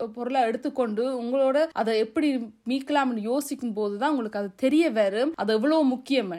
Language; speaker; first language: Tamil; early bilingual, heritage; Tamil